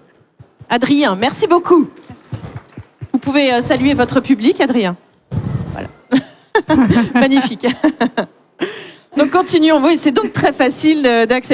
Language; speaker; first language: French; native; French